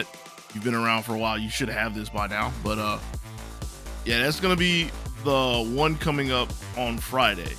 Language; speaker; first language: English; native; English